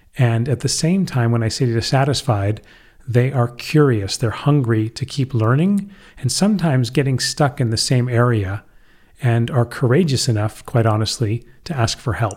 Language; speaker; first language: English; native; English